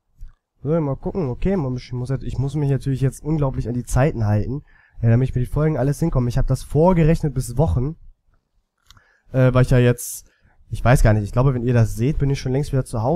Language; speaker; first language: German; native; German